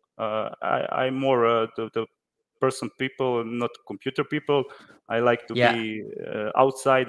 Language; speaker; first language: English; non-native, learner; Croatian